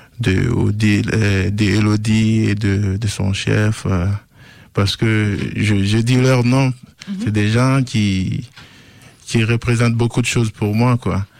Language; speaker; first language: French; non-native, local second language; Susu